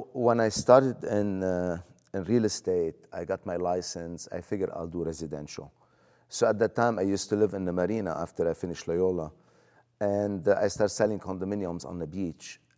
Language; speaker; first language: English; non-native, fluent; Arabic